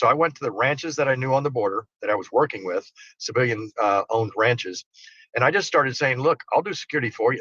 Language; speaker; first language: English; native; English